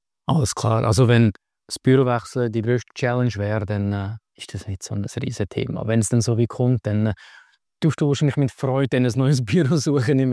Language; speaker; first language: German; native; German